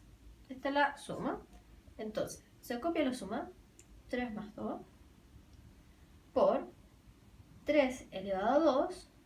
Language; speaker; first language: Spanish; native; Spanish